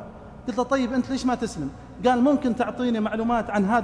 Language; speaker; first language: Arabic; native; Arabic